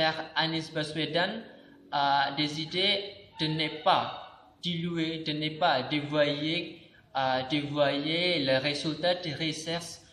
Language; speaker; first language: French; non-native, learner; Indonesian